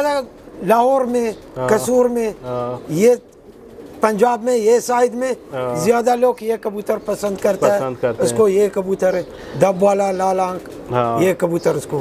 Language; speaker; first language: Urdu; non-native, learner; Arabic